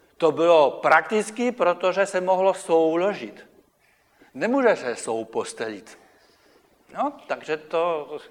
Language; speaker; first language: Czech; non-native, fluent; French